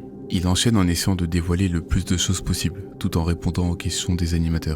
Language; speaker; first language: French; native; French